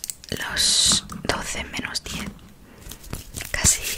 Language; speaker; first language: Spanish; non-native, learner; English